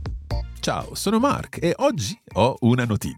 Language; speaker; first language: Italian; non-native, fluent; English